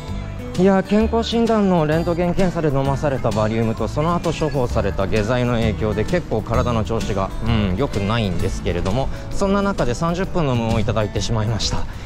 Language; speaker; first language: Japanese; native; Japanese